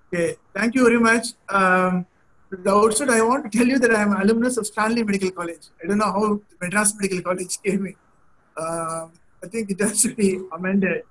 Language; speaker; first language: English; non-native, local second language; Tamil